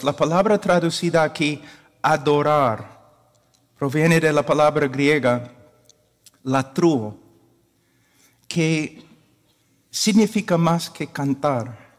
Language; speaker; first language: Spanish; non-native, fluent; English